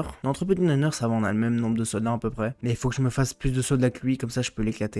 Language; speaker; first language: French; native; French